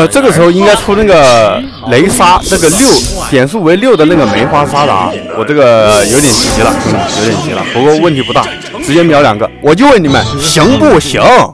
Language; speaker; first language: Chinese; native; Chinese